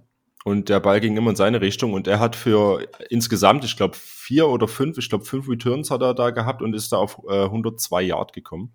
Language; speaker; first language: German; native; German